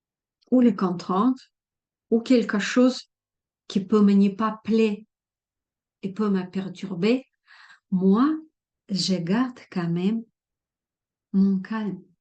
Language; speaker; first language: French; non-native, fluent; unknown